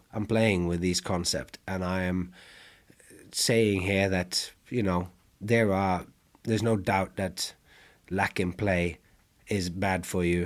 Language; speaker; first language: English; non-native, fluent; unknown